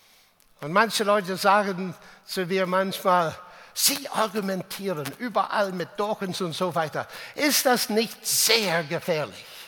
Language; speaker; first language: German; non-native, fluent; English